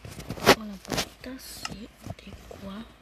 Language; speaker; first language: Italian; early bilingual, other home language; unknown